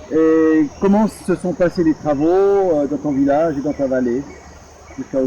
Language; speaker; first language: French; native; French